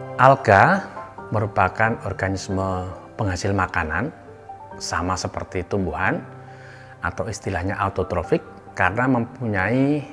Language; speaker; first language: Indonesian; native; Indonesian